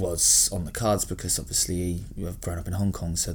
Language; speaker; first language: English; native; English